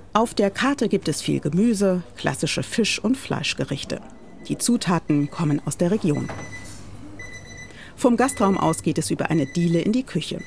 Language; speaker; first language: German; native; German